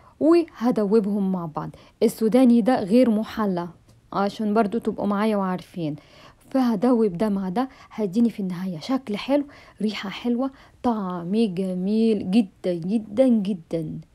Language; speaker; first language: Arabic; native; Arabic